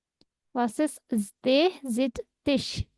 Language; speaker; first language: German; non-native, fluent; Indonesian